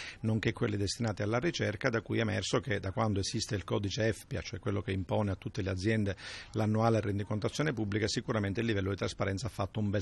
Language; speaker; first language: Italian; native; Italian